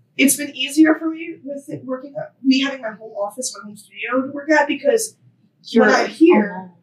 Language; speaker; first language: English; native; English